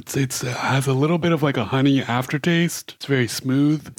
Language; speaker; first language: English; native; English